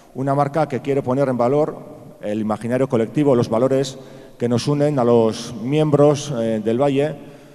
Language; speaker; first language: Spanish; non-native, local second language; Basque